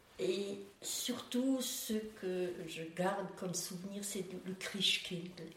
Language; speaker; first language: French; non-native, local second language; Swiss German